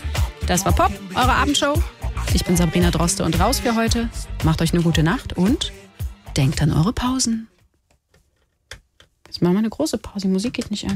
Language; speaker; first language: German; native; German